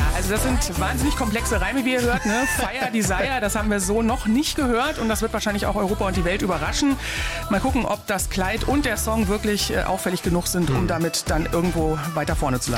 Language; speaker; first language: German; native; German